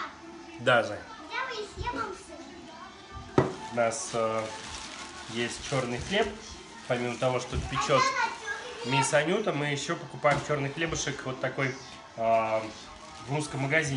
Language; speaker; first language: Russian; native; Russian